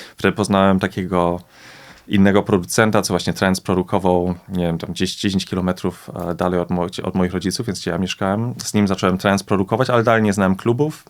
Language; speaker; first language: Polish; early bilingual, heritage; Polish